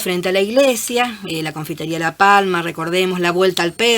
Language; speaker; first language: Spanish; native; Spanish